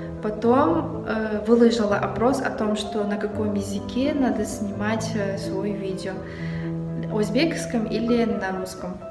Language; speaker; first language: Russian; non-native, local second language; Uzbek